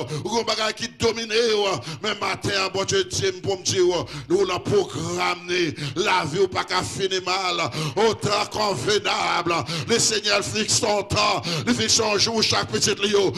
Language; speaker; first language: French; native; French